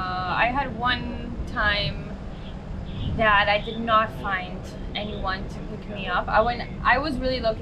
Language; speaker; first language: English; early bilingual, heritage; English